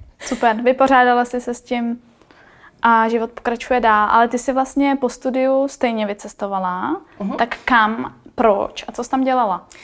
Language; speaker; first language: Czech; native; Czech